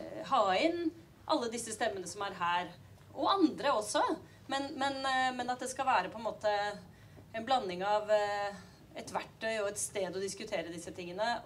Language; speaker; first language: Norwegian; native; Norwegian